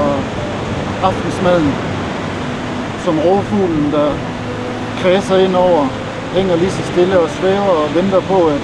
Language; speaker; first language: Danish; native; Danish